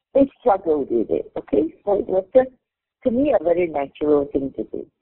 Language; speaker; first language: English; non-native, local second language; Min Nan Chinese